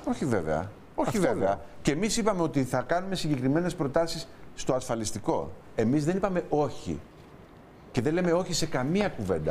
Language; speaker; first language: Greek; native; Greek